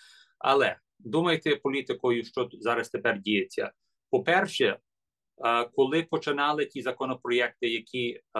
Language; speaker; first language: Ukrainian; early bilingual, heritage; English